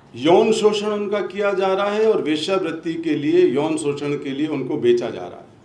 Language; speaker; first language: Hindi; native; Hindi